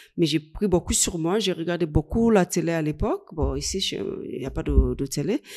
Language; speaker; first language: French; non-native, fluent; English